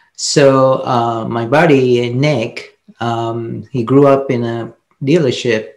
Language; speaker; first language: English; non-native, local second language; Sinhala